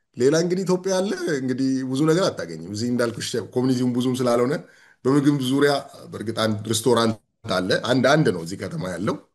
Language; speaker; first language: Amharic; non-native, local second language; Oromo